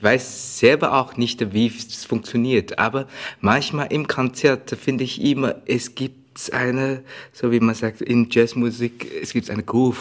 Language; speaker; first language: German; non-native, learner; Chinese